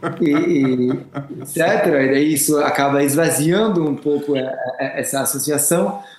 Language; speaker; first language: Portuguese; non-native, fluent; French